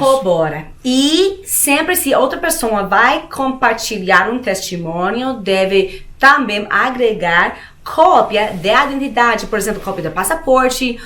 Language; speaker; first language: Portuguese; non-native, fluent; Spanish